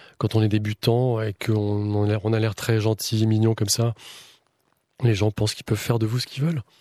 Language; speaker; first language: French; native; French